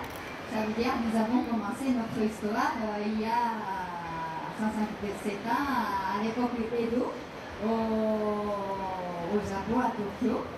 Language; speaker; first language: French; non-native, fluent; Japanese